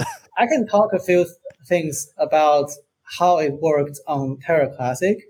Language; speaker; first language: English; non-native, fluent; Chinese